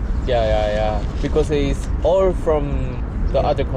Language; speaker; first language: English; non-native, learner; Korean